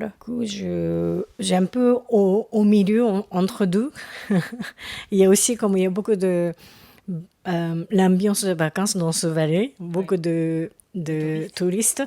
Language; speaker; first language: French; non-native, learner; Japanese